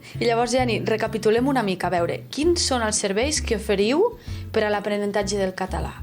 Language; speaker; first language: Catalan; native; Catalan